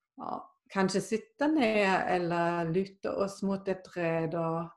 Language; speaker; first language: Swedish; non-native, fluent; German